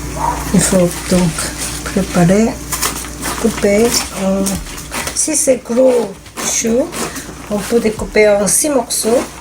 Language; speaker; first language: French; non-native, fluent; Korean